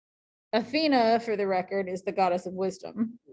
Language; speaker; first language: English; native; English